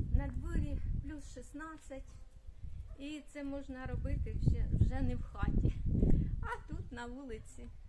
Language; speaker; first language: Ukrainian; non-native, local second language; Russian